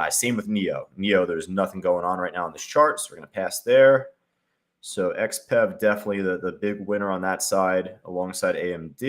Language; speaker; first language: English; native; English